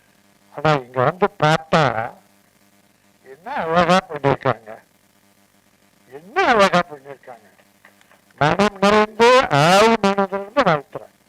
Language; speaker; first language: Tamil; native; Tamil